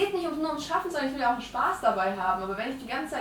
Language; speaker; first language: German; native; German